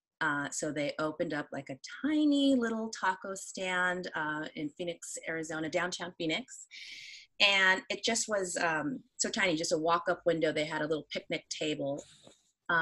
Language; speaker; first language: English; native; English